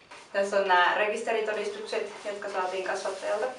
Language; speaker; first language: Finnish; native; Finnish